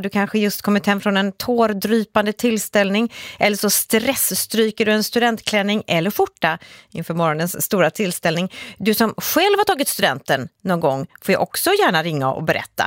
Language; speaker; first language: Swedish; native; Swedish